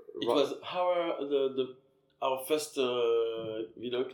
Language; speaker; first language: English; non-native, learner; French